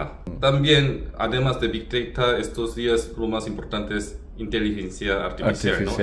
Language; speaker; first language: Spanish; non-native, learner; Korean